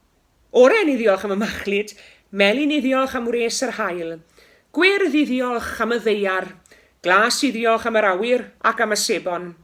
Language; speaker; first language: Welsh; native; Welsh